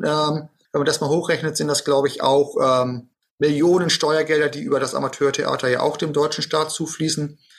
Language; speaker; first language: German; native; German